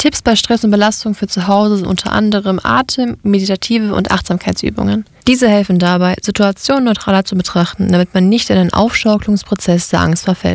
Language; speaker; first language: German; native; German